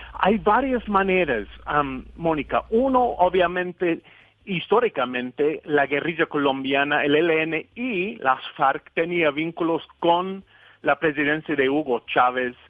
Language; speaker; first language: Spanish; non-native, fluent; English